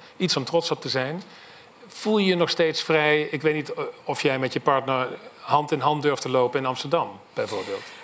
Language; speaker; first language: Dutch; native; Dutch